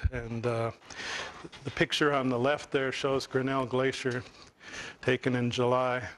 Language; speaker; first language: English; native; English